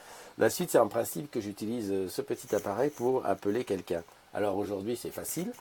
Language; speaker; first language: French; native; French